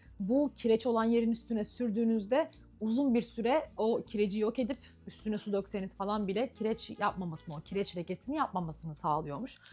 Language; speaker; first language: Turkish; native; Turkish